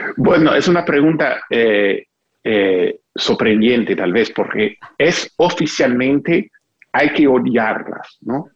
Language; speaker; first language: Spanish; non-native, fluent; English